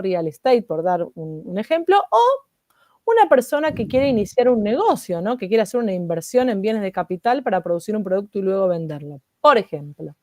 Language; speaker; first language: Spanish; native; Spanish